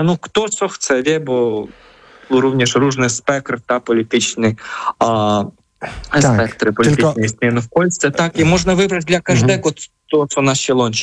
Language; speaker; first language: Polish; non-native, fluent; Ukrainian